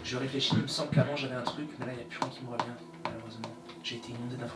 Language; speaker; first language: French; native; French